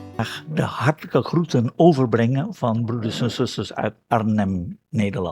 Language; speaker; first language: Dutch; non-native, fluent; Indonesian